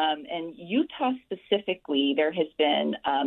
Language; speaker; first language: English; native; English